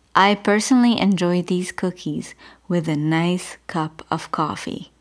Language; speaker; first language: English; non-native, fluent; Arabic